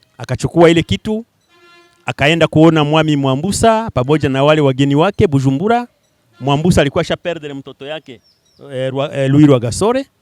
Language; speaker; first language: Swahili; non-native, local second language; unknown